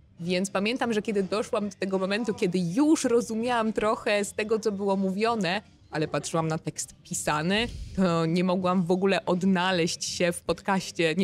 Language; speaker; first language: Polish; native; Polish